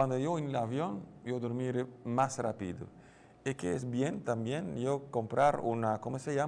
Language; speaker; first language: Spanish; non-native, learner; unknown